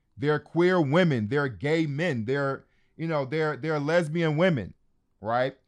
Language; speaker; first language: English; native; English